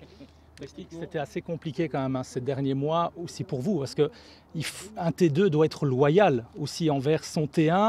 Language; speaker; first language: French; native; French